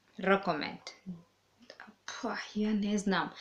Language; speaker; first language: Serbian; non-native, learner; Swahili